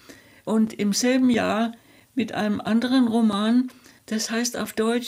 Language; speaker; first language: German; non-native, fluent; Danish